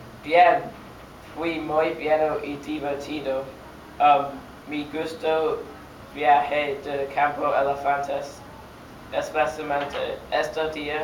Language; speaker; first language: Spanish; non-native, learner; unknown